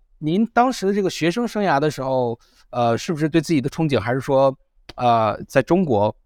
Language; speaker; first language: Chinese; native; Chinese